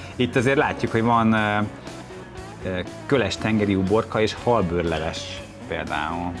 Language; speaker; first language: Hungarian; native; Hungarian